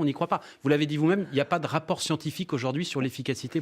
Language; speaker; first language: French; native; French